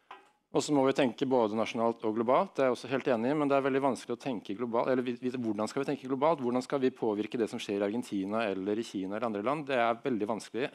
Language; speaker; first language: Norwegian; native; Norwegian